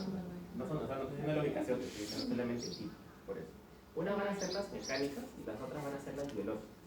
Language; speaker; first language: Spanish; native; Spanish